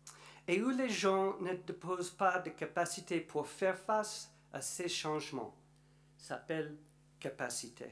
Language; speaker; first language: French; non-native, learner; English